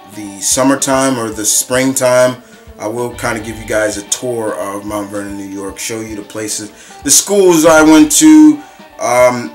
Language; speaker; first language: English; native; English